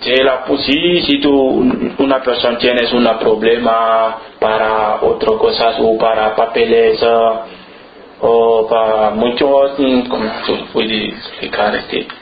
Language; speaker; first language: Spanish; non-native, learner; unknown